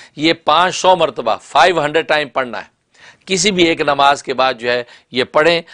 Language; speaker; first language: Urdu; non-native, local second language; Punjabi